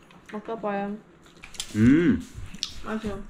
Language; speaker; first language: Korean; non-native, learner; Vietnamese